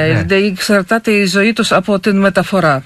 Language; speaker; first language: Greek; non-native, fluent; Ukrainian